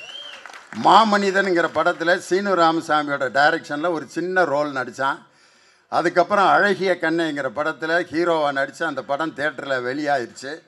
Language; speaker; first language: Tamil; native; Tamil